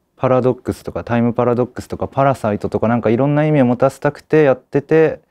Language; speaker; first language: Japanese; native; Japanese